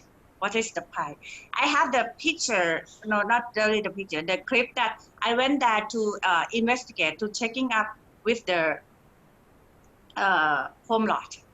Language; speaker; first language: English; non-native, fluent; Thai